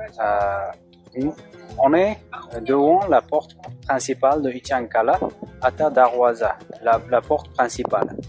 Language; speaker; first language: French; non-native, fluent; Uzbek